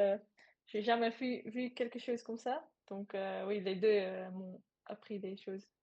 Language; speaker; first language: French; non-native, learner; Dutch